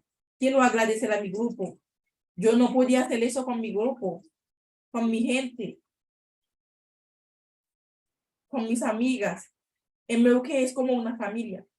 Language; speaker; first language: Spanish; non-native, learner; Haitian Creole